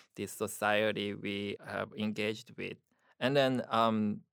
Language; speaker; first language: English; non-native, fluent; Korean